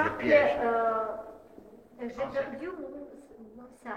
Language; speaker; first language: French; non-native, fluent; Russian